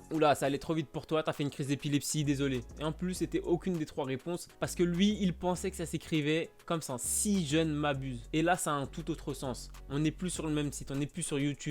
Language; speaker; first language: French; native; French